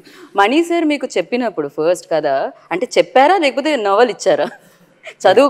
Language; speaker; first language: Telugu; native; Telugu